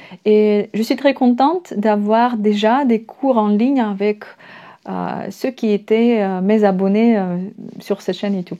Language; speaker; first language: French; non-native, fluent; Russian